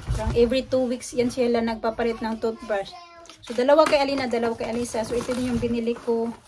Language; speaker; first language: Filipino; native; Filipino